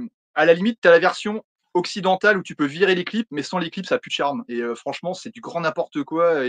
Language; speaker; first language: French; native; French